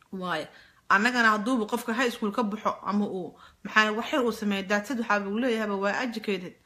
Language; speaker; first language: Somali; native; Somali